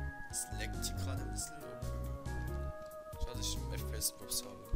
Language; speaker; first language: German; native; German